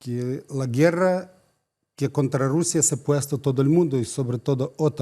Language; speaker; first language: Spanish; non-native, fluent; Ukrainian